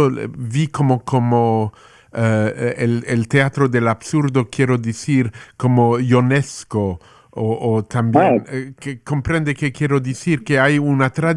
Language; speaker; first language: Spanish; non-native, learner; English